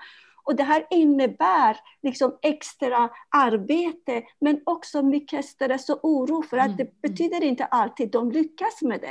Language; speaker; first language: Swedish; non-native, fluent; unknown